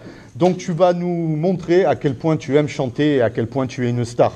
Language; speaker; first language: French; native; French